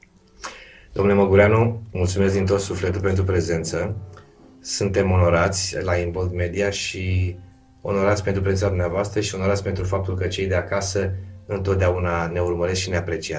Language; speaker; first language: Romanian; native; Romanian